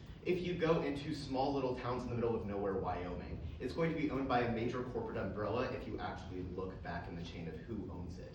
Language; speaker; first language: English; native; English